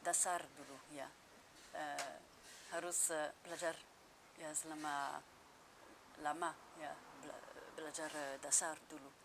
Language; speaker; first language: Indonesian; non-native, fluent; French